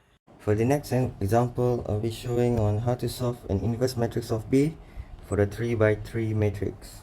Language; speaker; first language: English; non-native, local second language; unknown